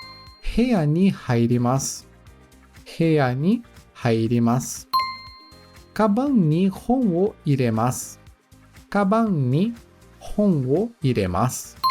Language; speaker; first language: Japanese; non-native, learner; Portuguese